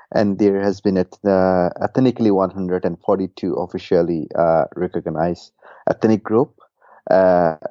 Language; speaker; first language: English; non-native, fluent; Burmese